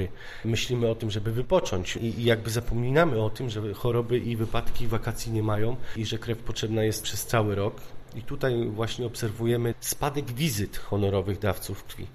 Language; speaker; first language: Polish; native; Polish